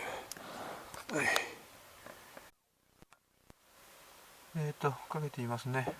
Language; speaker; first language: Japanese; native; Japanese